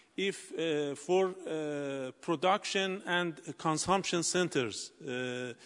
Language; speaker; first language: English; non-native, learner; Persian